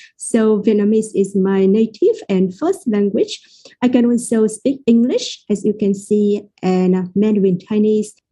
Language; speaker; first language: English; non-native, fluent; Vietnamese